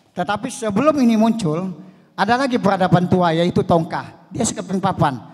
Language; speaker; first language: Indonesian; native; Indonesian